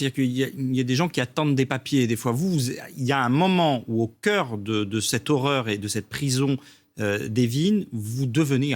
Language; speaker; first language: French; native; French